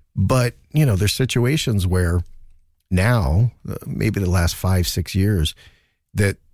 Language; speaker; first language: English; native; English